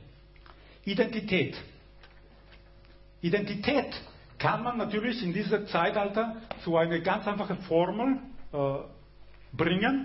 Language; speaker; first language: German; non-native, fluent; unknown